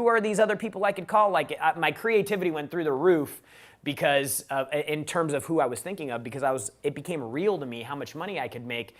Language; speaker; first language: English; native; English